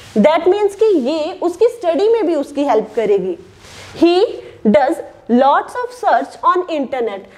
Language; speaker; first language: Hindi; native; Hindi